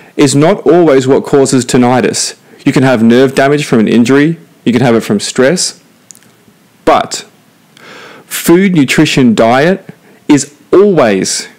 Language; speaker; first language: English; native; English